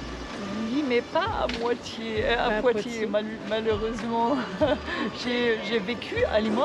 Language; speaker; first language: French; non-native, fluent; German